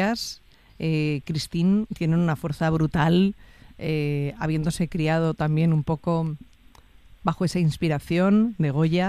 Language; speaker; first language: Spanish; native; Spanish